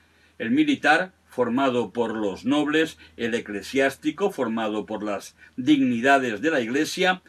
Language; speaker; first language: Spanish; non-native, local second language; Catalan